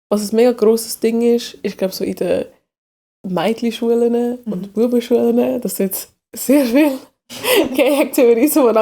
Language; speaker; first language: German; early bilingual, other home language; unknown